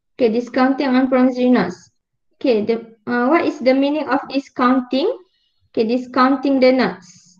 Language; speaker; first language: English; non-native, local second language; Malay